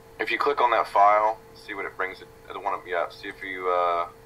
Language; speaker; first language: English; native; English